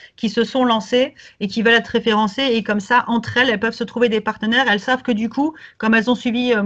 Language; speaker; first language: French; native; French